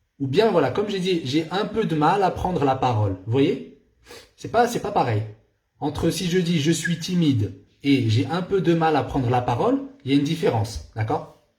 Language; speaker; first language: French; non-native, local second language; Arabic